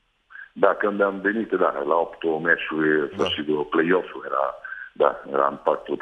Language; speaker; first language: Romanian; non-native, fluent; Italian